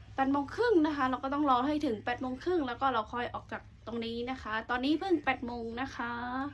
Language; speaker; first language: Thai; native; Thai